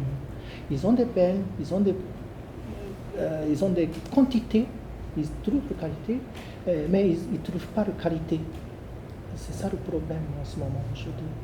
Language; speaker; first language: French; non-native, learner; Japanese